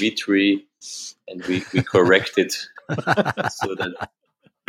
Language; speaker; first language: English; non-native, fluent; German